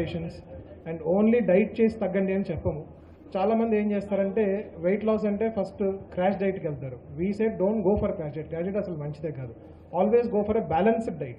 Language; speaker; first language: Telugu; native; Telugu